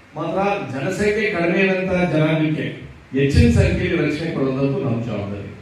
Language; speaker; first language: Kannada; native; Kannada